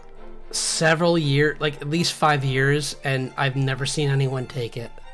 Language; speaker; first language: English; native; English